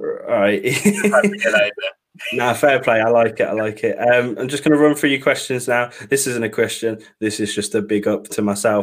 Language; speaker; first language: English; native; English